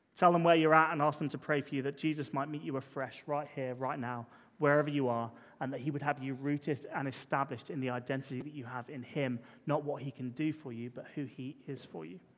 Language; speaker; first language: English; native; English